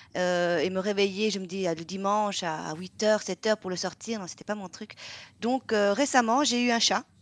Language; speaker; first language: French; non-native, fluent; Vietnamese